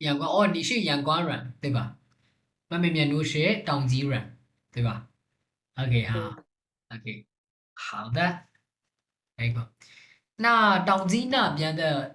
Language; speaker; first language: Chinese; non-native, fluent; Burmese